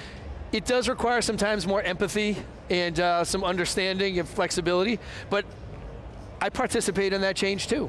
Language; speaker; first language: English; native; English